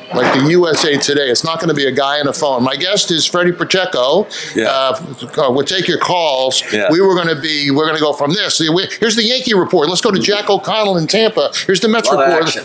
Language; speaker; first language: English; native; English